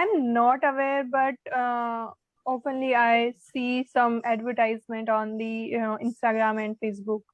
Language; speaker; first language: English; non-native, learner; Hindi